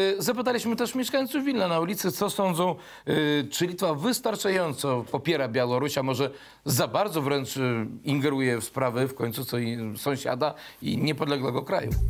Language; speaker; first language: Polish; native; Polish